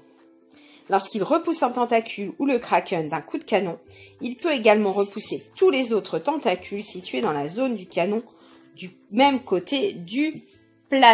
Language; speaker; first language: French; native; French